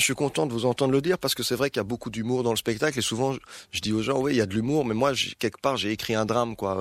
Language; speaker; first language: French; early bilingual, other home language; Arabic